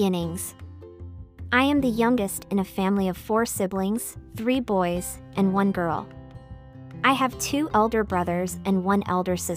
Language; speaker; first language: English; non-native, local second language; Cantonese